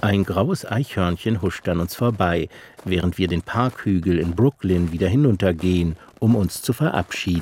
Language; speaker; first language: German; native; German